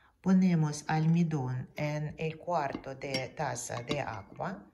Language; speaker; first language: Spanish; non-native, fluent; Russian